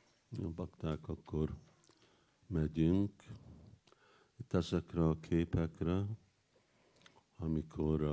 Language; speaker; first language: Hungarian; early bilingual, heritage; Hungarian